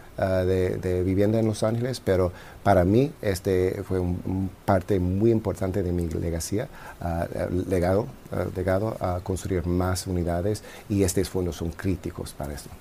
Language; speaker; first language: Spanish; non-native, fluent; English